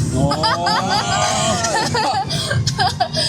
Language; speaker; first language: Spanish; native; Spanish